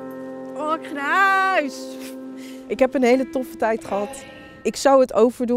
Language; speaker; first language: Dutch; native; Dutch